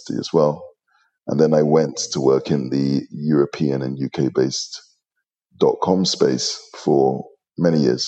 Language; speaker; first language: English; native; English